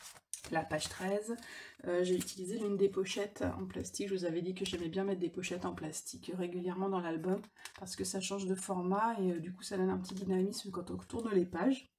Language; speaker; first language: French; native; French